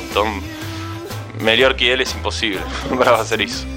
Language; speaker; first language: Portuguese; non-native, fluent; Spanish